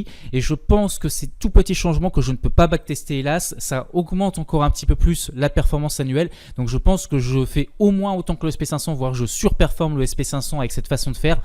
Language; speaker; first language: French; native; French